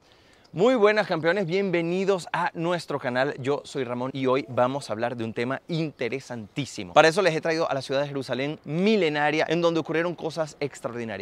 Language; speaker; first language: Spanish; native; Spanish